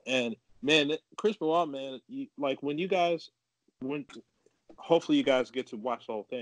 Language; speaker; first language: English; native; English